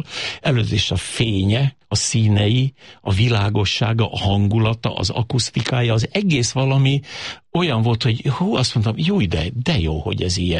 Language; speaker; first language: Hungarian; native; Hungarian